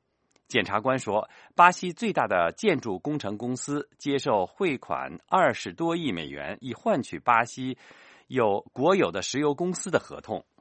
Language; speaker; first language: Chinese; native; Chinese